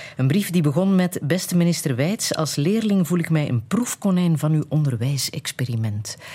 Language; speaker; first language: Dutch; native; Dutch